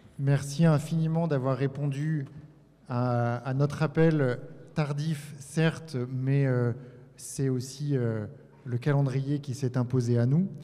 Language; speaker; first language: French; native; French